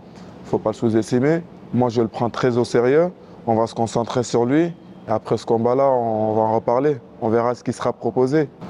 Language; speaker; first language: French; non-native, local second language; Wolof